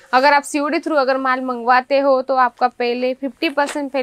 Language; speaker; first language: Hindi; native; Hindi